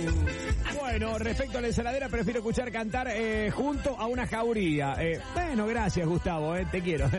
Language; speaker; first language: Spanish; native; Spanish